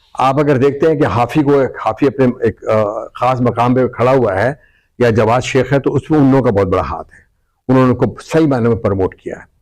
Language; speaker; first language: Urdu; native; Urdu